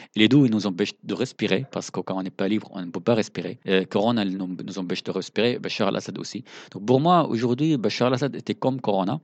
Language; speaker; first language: French; non-native, fluent; Arabic